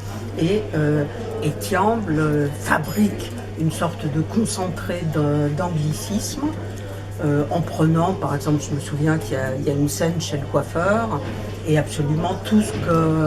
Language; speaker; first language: French; native; French